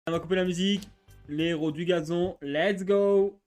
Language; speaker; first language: French; native; French